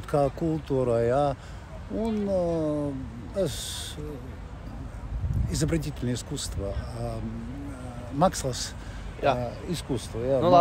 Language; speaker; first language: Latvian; non-native, local second language; Russian